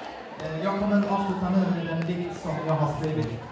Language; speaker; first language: Swedish; early bilingual, other home language; Assyrian Neo-Aramaic